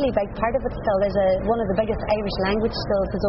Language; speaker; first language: English; native; English